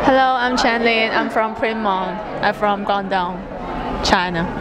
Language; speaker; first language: English; non-native, fluent; Cantonese